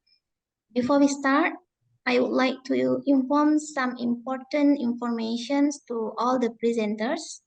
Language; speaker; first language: English; non-native, fluent; Indonesian